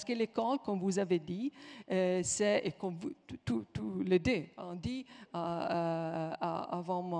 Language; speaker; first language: French; non-native, fluent; Italian